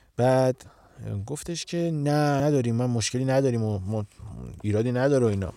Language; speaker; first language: Persian; native; Persian